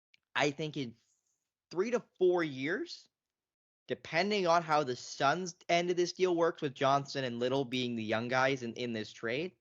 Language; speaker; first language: English; native; English